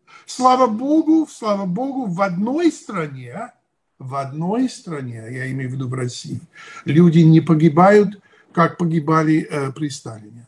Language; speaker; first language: Russian; non-native, fluent; English